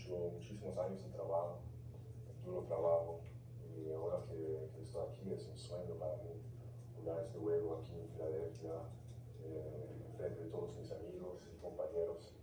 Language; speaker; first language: Spanish; non-native, fluent; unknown